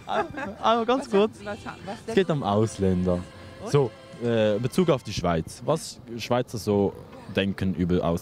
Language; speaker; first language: German; early bilingual, other home language; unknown